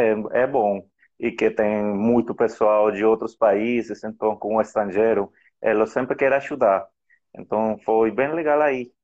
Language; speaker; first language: Portuguese; non-native, fluent; Spanish